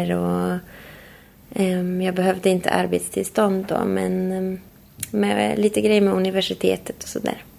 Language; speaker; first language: Swedish; non-native, fluent; Polish